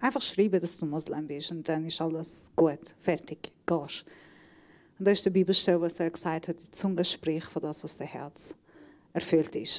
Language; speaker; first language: German; non-native, fluent; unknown